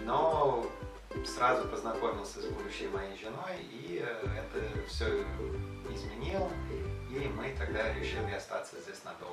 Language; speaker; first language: Russian; non-native, fluent; English